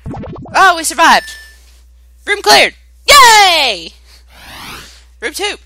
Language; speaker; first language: English; native; English